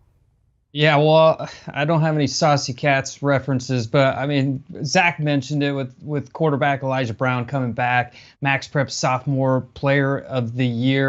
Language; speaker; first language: English; native; English